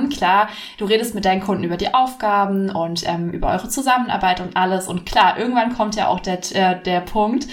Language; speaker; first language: German; native; German